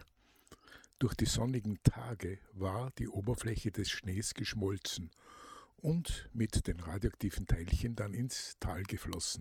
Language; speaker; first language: German; native; German